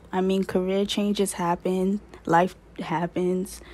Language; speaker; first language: English; native; English